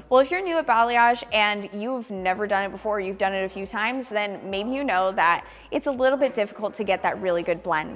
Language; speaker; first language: English; native; English